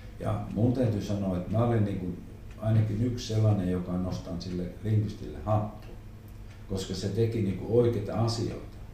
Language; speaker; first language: Finnish; non-native, local second language; Swedish